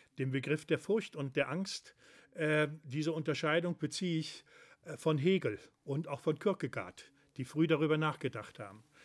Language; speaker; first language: German; native; German